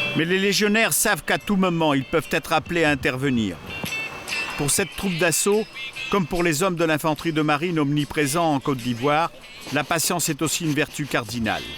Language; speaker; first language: French; native; French